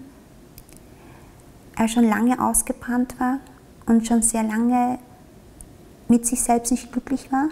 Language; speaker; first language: German; early bilingual, other home language; Vietnamese